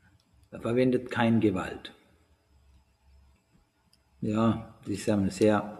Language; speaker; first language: German; non-native, fluent; Sinhala